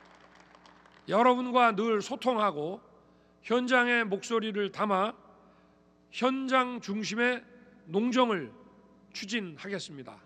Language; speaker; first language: Korean; native; Korean